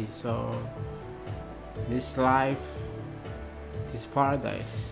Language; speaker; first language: English; non-native, learner; Arabic